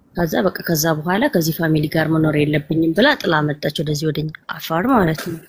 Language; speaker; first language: Amharic; non-native, local second language; Afar